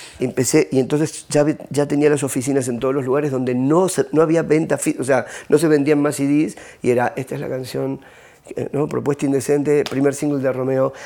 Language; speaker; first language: Spanish; native; Spanish